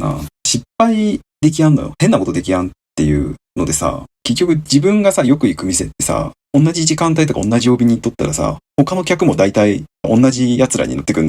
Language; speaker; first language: Japanese; native; Japanese